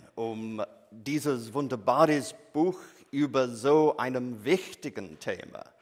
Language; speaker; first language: German; non-native, learner; English